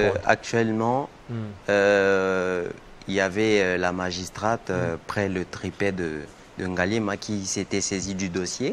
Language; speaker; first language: French; non-native, local second language; Lingala